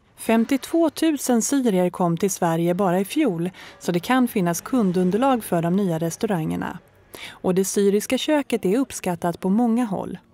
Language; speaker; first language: Swedish; native; Swedish